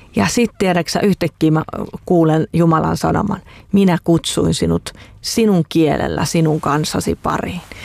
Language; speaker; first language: Finnish; native; Finnish